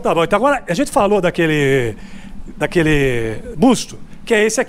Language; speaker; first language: Portuguese; native; Portuguese